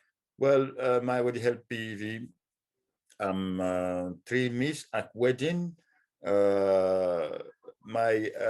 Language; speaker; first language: Welsh; non-native, fluent; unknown